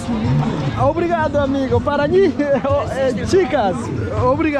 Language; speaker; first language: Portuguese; non-native, learner; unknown